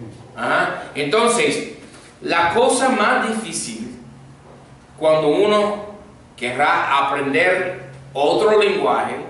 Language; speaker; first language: Spanish; non-native, fluent; English